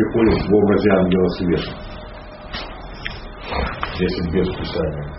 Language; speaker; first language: Russian; native; Russian